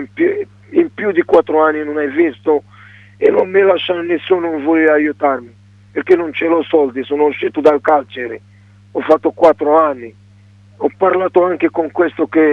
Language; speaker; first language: Italian; non-native, learner; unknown